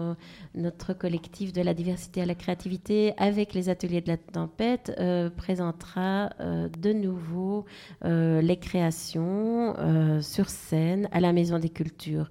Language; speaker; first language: French; native; French